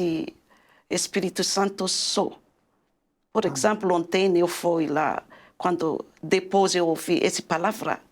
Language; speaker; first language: Portuguese; non-native, learner; Malagasy